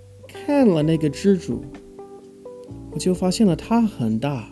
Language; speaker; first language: Chinese; non-native, fluent; English